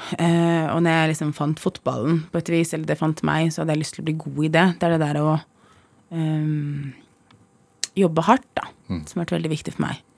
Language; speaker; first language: Norwegian; early bilingual, other home language; Arabic